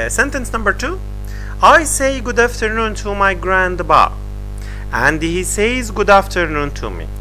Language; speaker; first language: English; non-native, fluent; Arabic